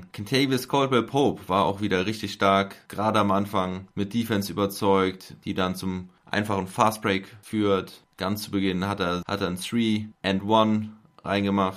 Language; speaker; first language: German; native; German